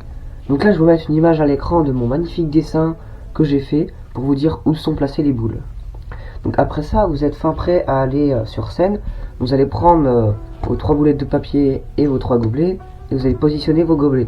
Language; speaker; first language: French; native; French